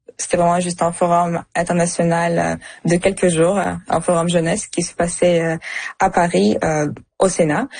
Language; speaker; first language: French; early bilingual, other home language; Russian